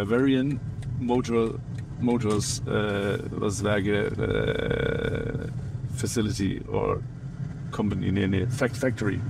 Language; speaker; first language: English; non-native, fluent; German